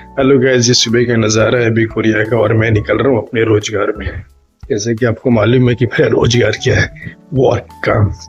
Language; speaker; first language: Hindi; native; Hindi